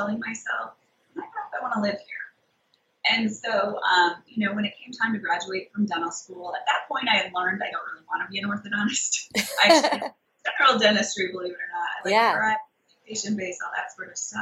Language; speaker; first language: English; native; English